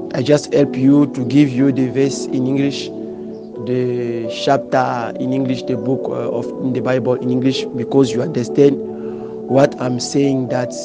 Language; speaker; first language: English; non-native, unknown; Lingala